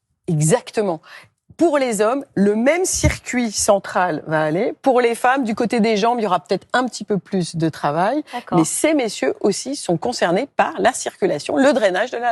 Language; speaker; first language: French; native; French